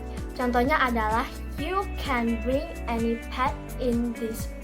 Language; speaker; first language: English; non-native, learner; Indonesian